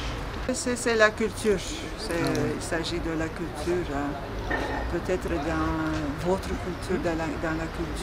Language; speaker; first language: French; non-native, fluent; Turkish